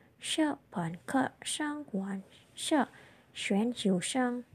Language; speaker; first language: Chinese; non-native, learner; Indonesian